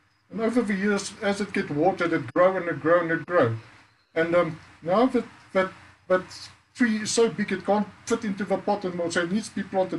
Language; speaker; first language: English; non-native, local second language; Afrikaans